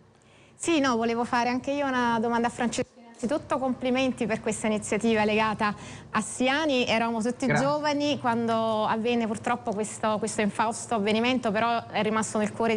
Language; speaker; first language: Italian; native; Italian